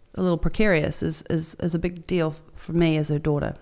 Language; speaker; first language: English; native; English